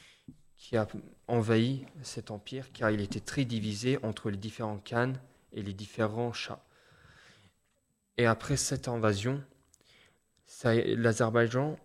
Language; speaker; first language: French; early bilingual, other home language; Azerbaijani